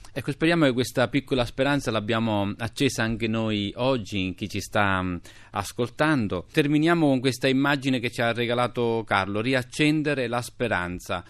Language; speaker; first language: Italian; native; Italian